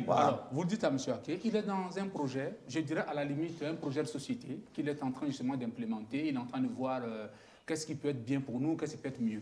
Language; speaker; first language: French; native; French